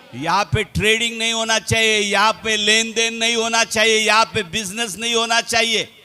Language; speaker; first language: Hindi; non-native, local second language; Telugu